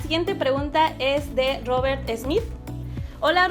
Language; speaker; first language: Spanish; native; Spanish